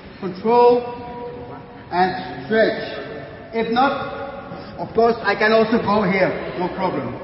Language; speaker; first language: English; non-native, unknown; Dutch